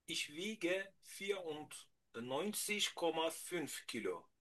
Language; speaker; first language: German; non-native, learner; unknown